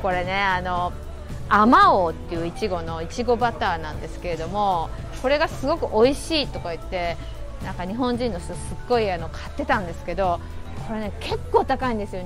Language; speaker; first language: Japanese; native; Japanese